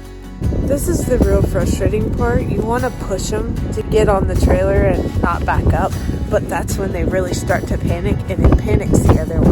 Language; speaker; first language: English; native; English